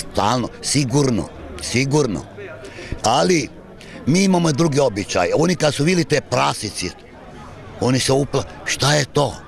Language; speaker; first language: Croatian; early bilingual, heritage; Serbian